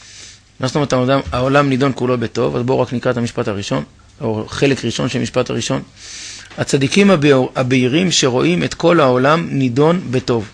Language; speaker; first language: Hebrew; native; Hebrew